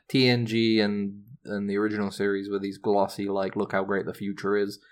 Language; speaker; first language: English; native; English